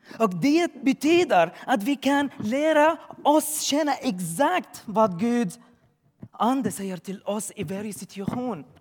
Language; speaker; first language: Swedish; non-native, learner; Arabic